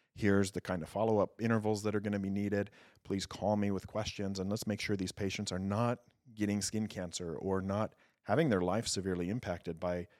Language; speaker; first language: English; native; English